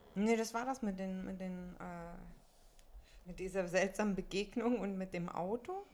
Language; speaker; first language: German; native; German